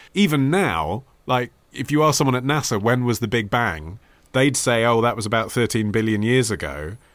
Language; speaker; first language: English; native; English